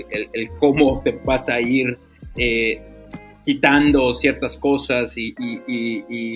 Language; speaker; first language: Spanish; native; Spanish